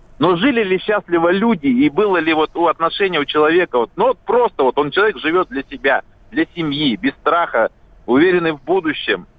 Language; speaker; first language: Russian; native; Russian